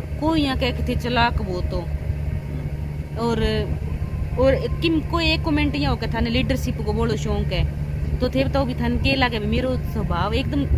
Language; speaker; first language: Hindi; native; Hindi